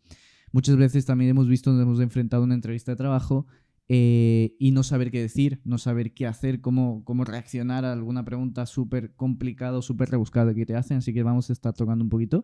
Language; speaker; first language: Spanish; native; Spanish